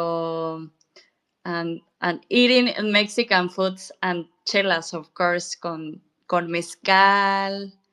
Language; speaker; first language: English; non-native, learner; Spanish